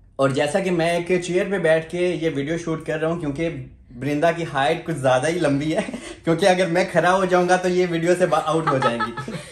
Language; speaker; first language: Urdu; non-native, local second language; Punjabi